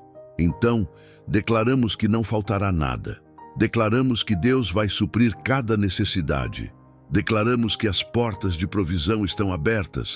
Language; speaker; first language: Portuguese; native; Portuguese